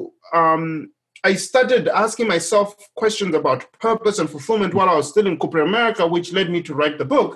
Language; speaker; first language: English; non-native, local second language; Shona